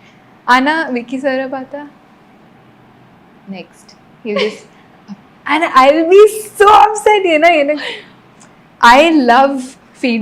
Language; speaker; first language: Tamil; non-native, fluent; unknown